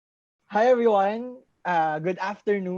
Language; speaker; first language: English; non-native, local second language; Filipino